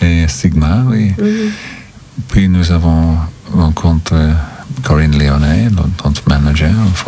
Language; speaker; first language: French; non-native, learner; English